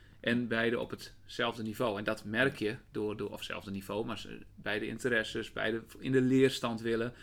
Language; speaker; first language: Dutch; native; Dutch